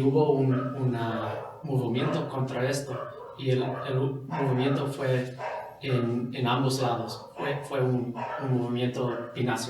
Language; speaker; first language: Spanish; non-native, fluent; English